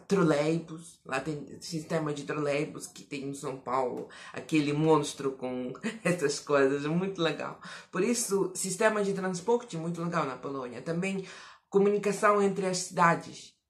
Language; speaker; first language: Portuguese; non-native, fluent; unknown